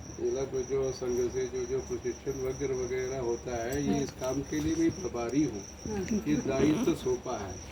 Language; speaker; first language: Hindi; non-native, local second language; Tamil